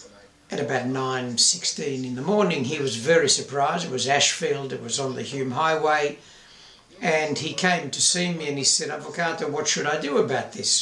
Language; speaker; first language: English; native; English